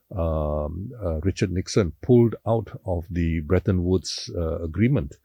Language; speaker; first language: English; non-native, local second language; Tamil